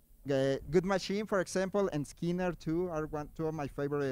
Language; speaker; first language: English; non-native, fluent; Spanish